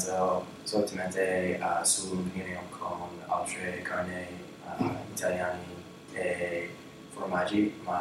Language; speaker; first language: Italian; non-native, learner; English